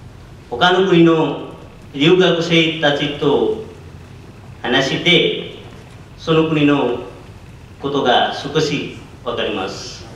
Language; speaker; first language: Japanese; non-native, learner; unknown